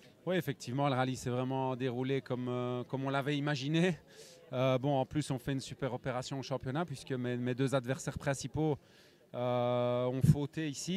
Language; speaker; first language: French; native; French